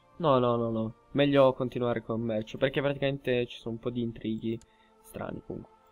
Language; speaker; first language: Italian; early bilingual, heritage; Italian